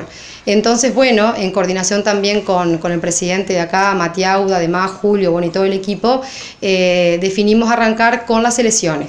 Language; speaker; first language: Spanish; native; Spanish